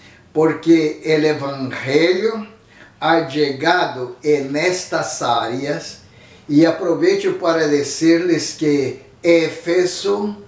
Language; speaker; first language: Spanish; non-native, fluent; Portuguese